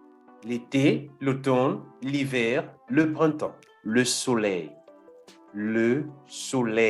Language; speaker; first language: French; non-native, fluent; Portuguese